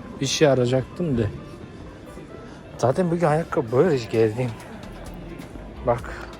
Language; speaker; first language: Turkish; non-native, fluent; Japanese